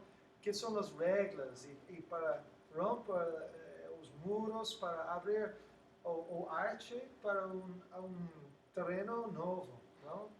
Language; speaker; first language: Portuguese; non-native, learner; English